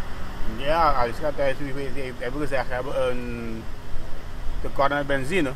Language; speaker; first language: Dutch; non-native, local second language; Papiamento